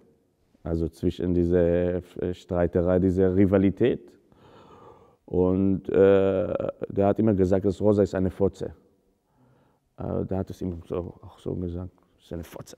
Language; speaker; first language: German; non-native, fluent; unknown